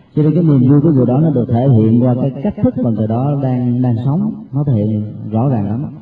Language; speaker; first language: Vietnamese; native; Vietnamese